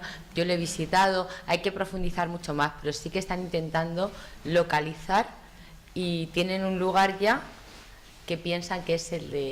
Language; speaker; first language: Spanish; native; Spanish